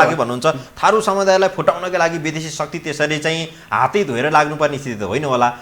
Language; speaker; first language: Nepali; native; Nepali